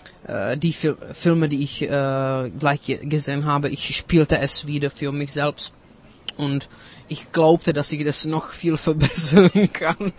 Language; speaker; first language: German; non-native, fluent; Czech